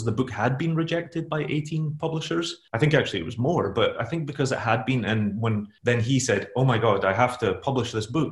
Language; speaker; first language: English; native; English